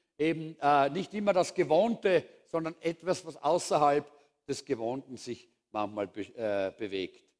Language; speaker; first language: German; native; German